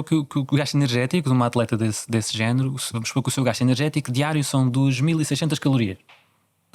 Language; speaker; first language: Portuguese; native; Portuguese